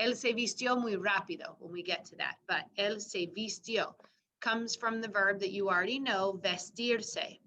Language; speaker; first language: Spanish; non-native, fluent; English